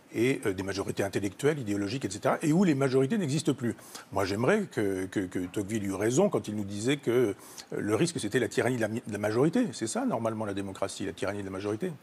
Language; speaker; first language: French; native; French